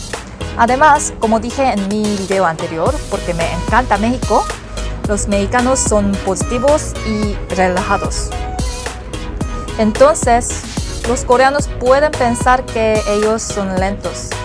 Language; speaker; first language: Spanish; non-native, fluent; Korean